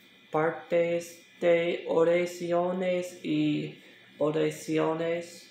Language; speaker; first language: Spanish; non-native, learner; English